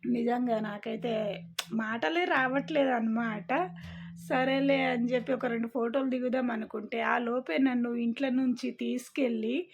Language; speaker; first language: Telugu; non-native, local second language; Lambadi